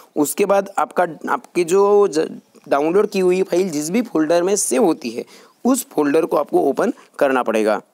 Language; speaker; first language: Hindi; non-native, local second language; Marathi